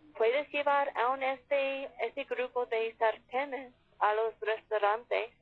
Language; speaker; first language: Spanish; non-native, fluent; English